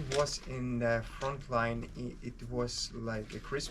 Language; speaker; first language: English; non-native, learner; Ukrainian